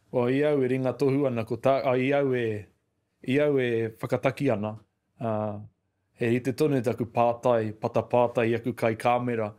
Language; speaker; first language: Māori; native; Māori